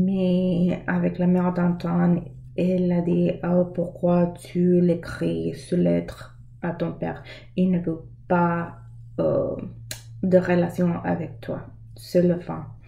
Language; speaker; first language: French; non-native, learner; English